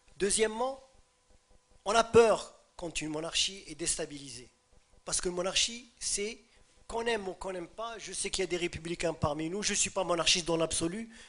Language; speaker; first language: French; non-native, local second language; Arabic